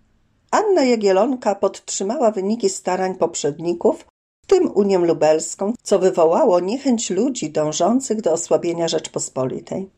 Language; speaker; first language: Polish; native; Polish